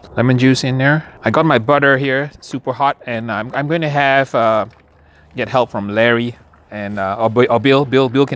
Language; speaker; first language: English; native; English